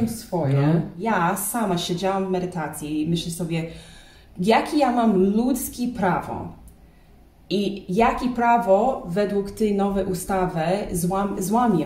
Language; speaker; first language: Polish; non-native, learner; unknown